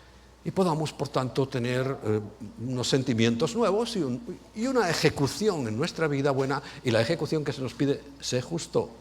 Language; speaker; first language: Spanish; native; Spanish